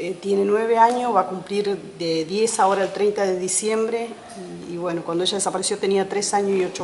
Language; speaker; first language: Spanish; native; Spanish